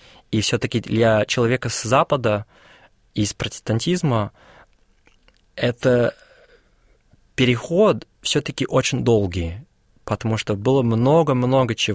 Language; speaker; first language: Russian; non-native, fluent; English